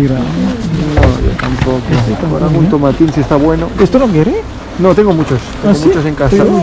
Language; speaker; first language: Spanish; non-native, fluent; Filipino